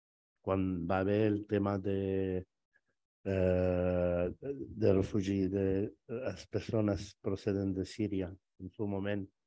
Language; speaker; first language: Catalan; non-native, fluent; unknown